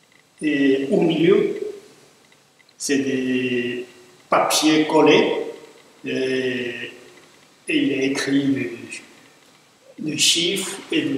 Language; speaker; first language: French; non-native, fluent; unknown